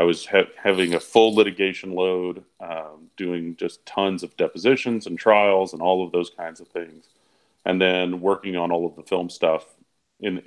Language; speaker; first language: English; native; English